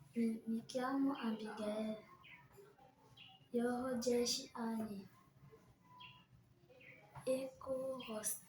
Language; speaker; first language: Italian; non-native, learner; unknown